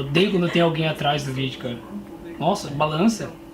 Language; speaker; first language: Portuguese; native; Portuguese